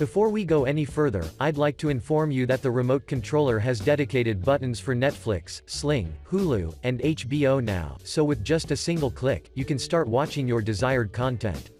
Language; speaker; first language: English; non-native, fluent; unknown